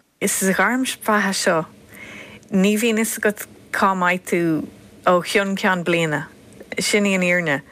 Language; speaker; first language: Irish; non-native, local second language; English